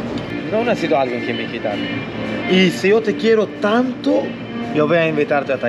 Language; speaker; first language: Spanish; non-native, learner; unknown